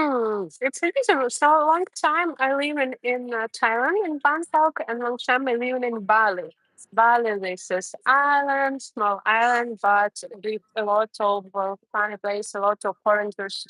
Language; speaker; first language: English; non-native, learner; Russian